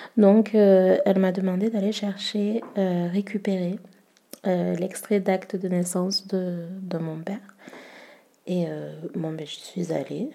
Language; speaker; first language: French; early bilingual, other home language; Malagasy